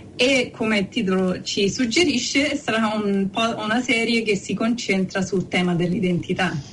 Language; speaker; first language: Italian; early bilingual, heritage; English